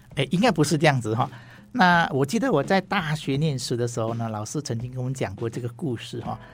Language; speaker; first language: Chinese; non-native, local second language; Hakka Chinese